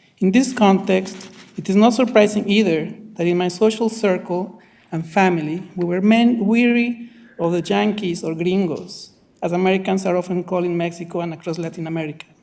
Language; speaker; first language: English; non-native, fluent; Spanish